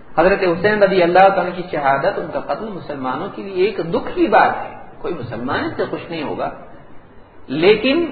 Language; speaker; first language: Urdu; native; Urdu